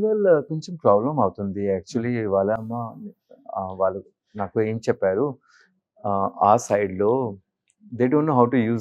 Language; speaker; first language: Telugu; non-native, local second language; Hindi